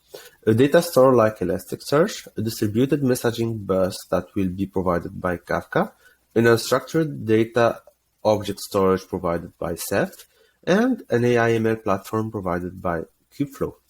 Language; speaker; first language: English; non-native, fluent; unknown